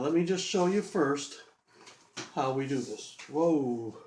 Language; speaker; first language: English; native; English